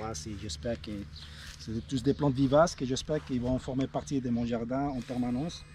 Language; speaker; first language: French; native; French